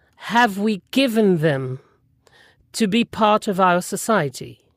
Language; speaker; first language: English; non-native, fluent; French